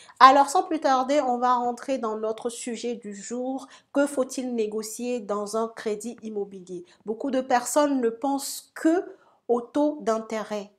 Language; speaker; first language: French; native; French